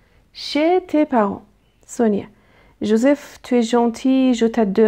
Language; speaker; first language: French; non-native, fluent; Persian